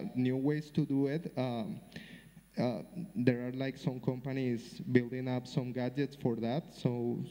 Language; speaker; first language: English; non-native, fluent; Spanish